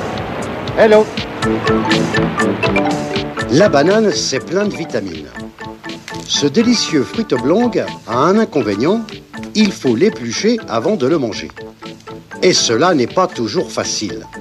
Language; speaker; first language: French; native; French